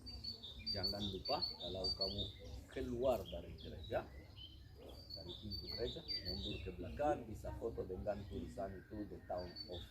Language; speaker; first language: Indonesian; non-native, fluent; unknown